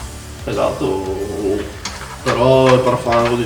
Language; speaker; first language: Italian; native; Italian